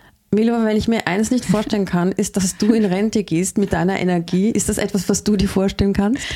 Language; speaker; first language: German; native; German